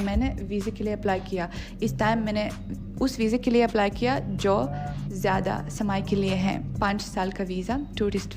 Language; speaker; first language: Hindi; non-native, fluent; Russian